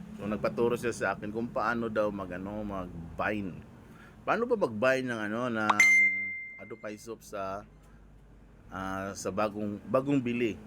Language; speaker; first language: Filipino; non-native, local second language; Cebuano